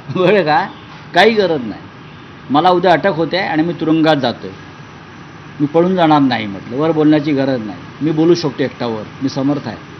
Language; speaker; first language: Marathi; native; Marathi